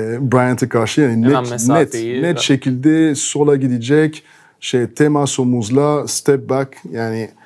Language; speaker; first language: Turkish; non-native, fluent; French